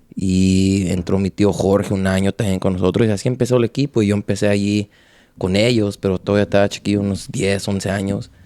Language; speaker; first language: Spanish; early bilingual, heritage; Spanish